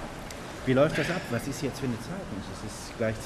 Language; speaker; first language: German; native; German